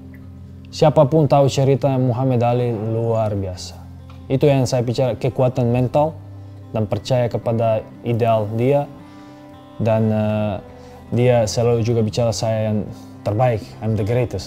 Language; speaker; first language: Indonesian; non-native, fluent; Serbian